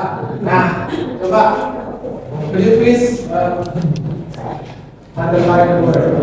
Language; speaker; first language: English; non-native, learner; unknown